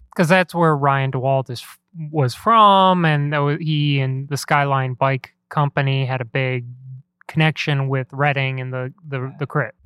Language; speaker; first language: English; native; English